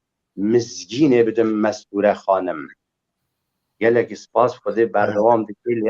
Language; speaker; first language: Kurdish; native; Kurdish